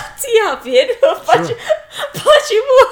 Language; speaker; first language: Russian; non-native, learner; English